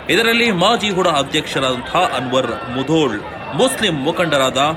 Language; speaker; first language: Kannada; native; Kannada